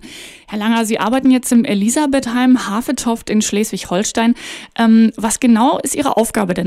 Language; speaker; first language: German; native; German